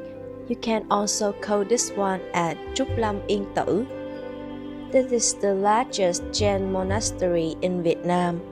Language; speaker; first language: English; non-native, learner; Vietnamese